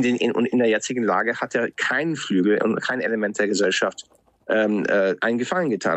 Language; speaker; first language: German; non-native, fluent; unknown